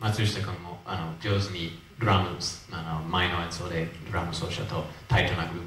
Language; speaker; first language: Japanese; non-native, fluent; English